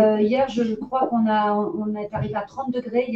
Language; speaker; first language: French; native; French